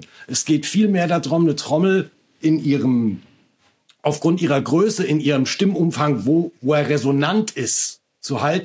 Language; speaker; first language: German; native; German